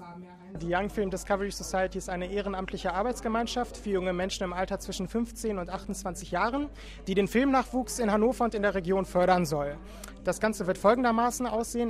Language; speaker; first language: German; native; German